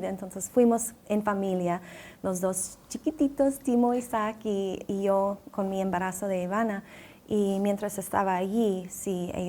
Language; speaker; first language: Spanish; non-native, fluent; English